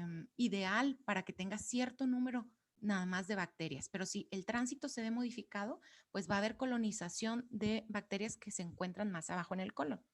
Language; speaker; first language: Spanish; native; Spanish